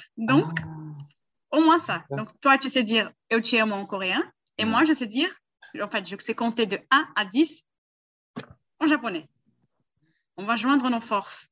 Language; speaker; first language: French; early bilingual, heritage; Portuguese